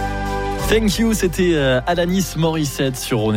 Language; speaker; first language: French; native; French